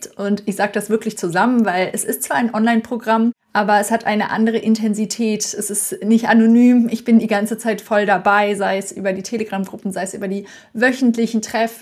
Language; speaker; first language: German; native; German